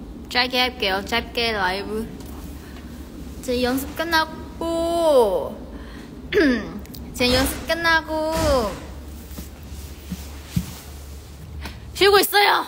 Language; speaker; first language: Korean; non-native, fluent; Chinese